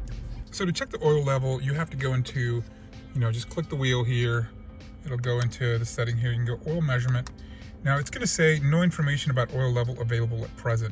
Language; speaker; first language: English; native; English